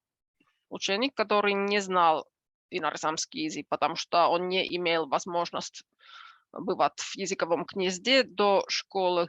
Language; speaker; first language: Russian; non-native, fluent; Finnish